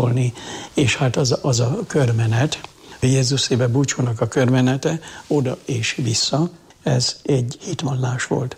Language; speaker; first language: Hungarian; native; Hungarian